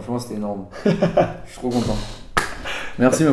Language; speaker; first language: French; native; French